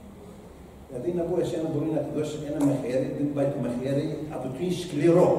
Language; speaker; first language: Greek; non-native, learner; Arabic